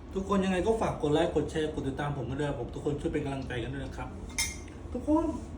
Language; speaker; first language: Thai; non-native, local second language; Northern Khmer